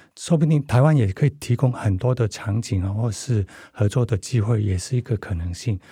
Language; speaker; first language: Chinese; non-native, local second language; Cantonese